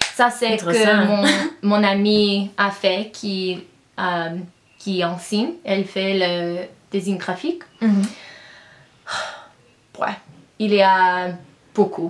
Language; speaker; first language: French; non-native, learner; English